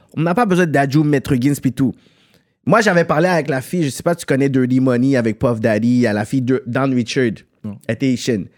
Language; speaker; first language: French; native; French